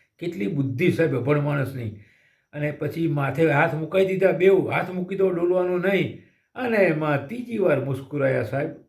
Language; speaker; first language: Gujarati; native; Gujarati